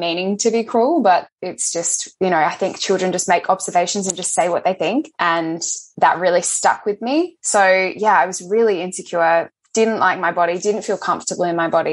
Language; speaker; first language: English; native; English